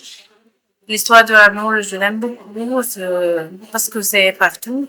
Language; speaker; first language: French; non-native, fluent; Arabic